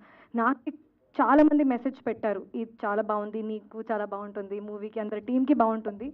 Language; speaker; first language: Telugu; non-native, local second language; Hindi